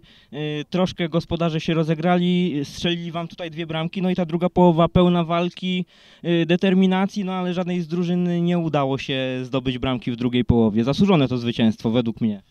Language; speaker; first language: Polish; native; Polish